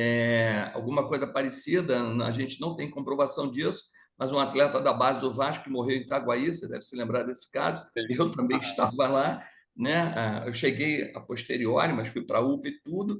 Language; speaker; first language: Portuguese; native; Portuguese